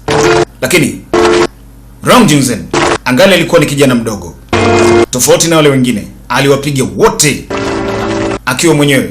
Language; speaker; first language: Swahili; native; Swahili